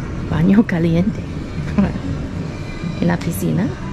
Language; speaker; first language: Spanish; non-native, learner; English